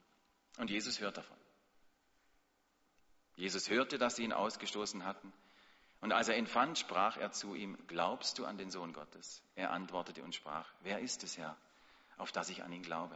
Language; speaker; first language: German; native; German